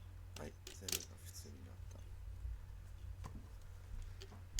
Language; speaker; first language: Japanese; non-native, learner; English